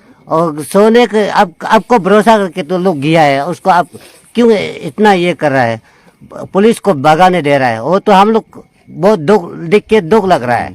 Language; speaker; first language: Hindi; non-native, local second language; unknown